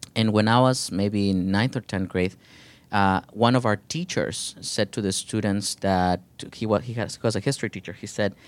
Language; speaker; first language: English; early bilingual, other home language; Spanish